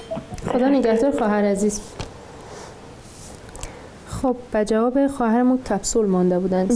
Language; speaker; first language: Persian; native; Persian